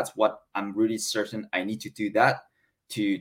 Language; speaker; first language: English; non-native, learner; Chinese